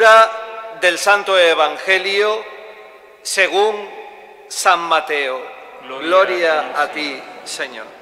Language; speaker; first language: Spanish; native; Spanish